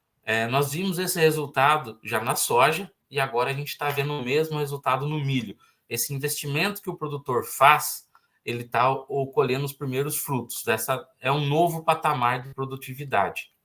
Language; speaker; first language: Portuguese; native; Portuguese